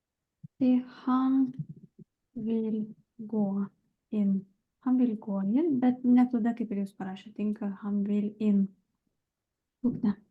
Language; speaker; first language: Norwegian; non-native, fluent; Lithuanian